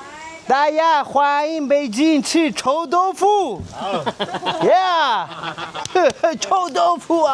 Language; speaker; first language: Chinese; non-native, learner; Spanish